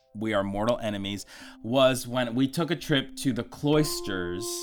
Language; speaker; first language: English; early bilingual, other home language; Spanish